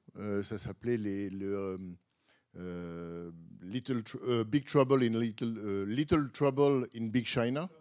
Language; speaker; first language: French; native; French